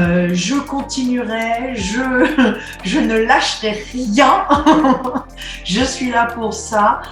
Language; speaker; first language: French; native; French